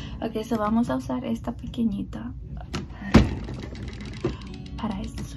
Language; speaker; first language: Spanish; early bilingual, heritage; Spanish